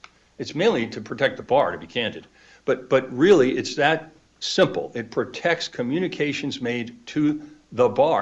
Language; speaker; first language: English; native; English